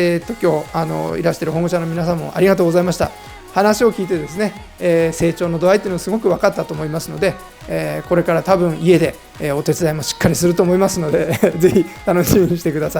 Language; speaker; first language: Japanese; native; Japanese